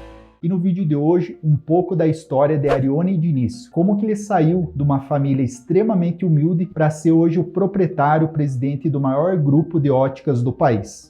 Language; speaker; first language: Portuguese; native; Portuguese